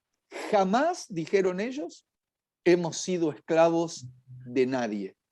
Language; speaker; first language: Spanish; native; Spanish